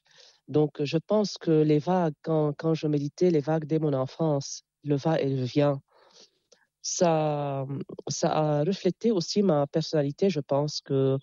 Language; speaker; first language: French; non-native, local second language; Arabic